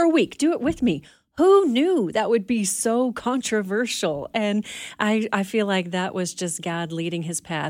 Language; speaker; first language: English; native; English